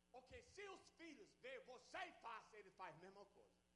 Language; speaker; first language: Portuguese; non-native, learner; English